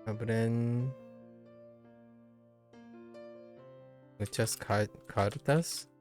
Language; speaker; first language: Spanish; non-native, learner; English